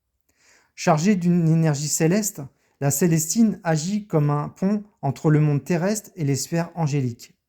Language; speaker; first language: French; native; French